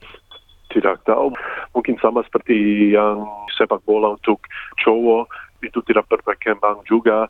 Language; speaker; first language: Indonesian; early bilingual, heritage; English